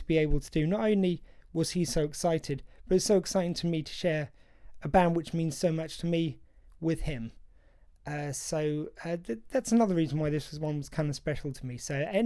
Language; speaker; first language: English; native; English